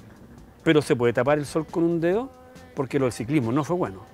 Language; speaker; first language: Spanish; native; Spanish